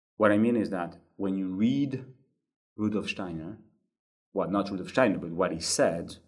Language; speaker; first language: English; non-native, fluent; French